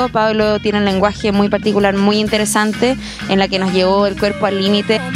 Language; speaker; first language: Spanish; native; Spanish